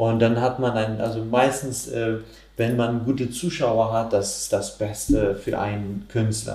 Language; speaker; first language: German; non-native, fluent; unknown